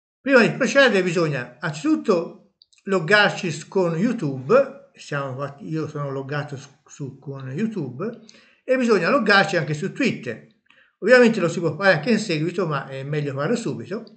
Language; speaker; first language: Italian; native; Italian